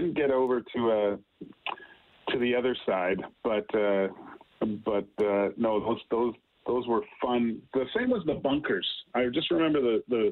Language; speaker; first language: English; native; English